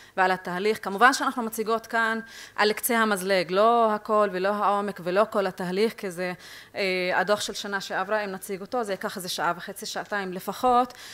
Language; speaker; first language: Hebrew; non-native, local second language; Arabic